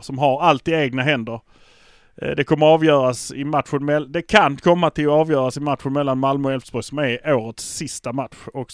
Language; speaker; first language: Swedish; native; Swedish